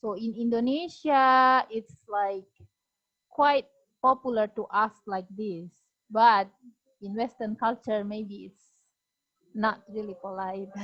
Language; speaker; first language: English; non-native, fluent; Indonesian